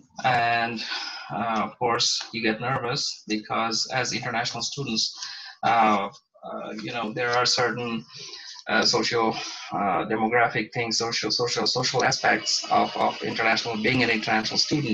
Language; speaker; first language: English; non-native, local second language; Bangla